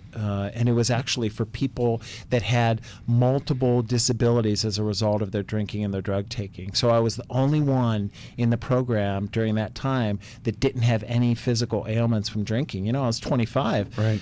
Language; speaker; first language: English; native; English